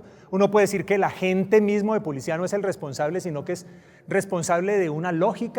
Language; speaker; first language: Spanish; native; Spanish